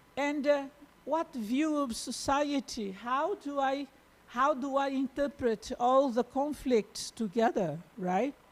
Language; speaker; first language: English; non-native, fluent; Portuguese